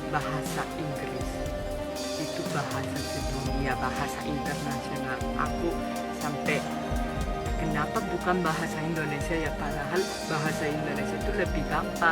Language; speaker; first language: Indonesian; non-native, learner; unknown